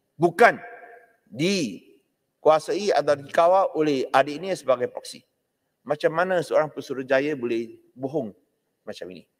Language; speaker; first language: Malay; non-native, local second language; Chinese